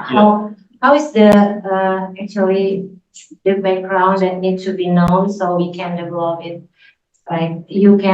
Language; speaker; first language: English; non-native, fluent; Indonesian